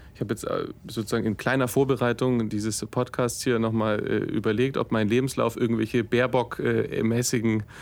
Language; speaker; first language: German; native; German